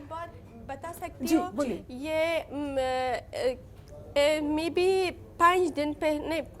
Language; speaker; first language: Hindi; non-native, learner; Persian